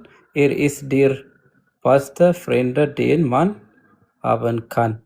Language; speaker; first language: German; non-native, learner; Amharic